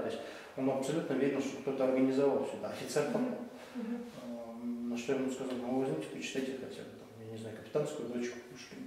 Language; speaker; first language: Russian; native; Russian